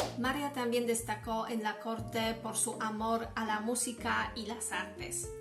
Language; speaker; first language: Spanish; non-native, fluent; Polish